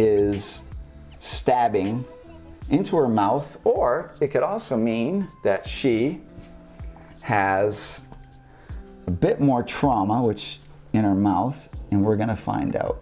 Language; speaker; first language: English; native; English